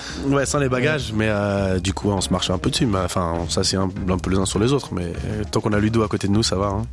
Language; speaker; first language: French; native; French